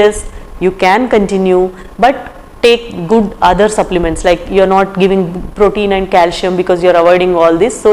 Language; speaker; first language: English; non-native, local second language; Telugu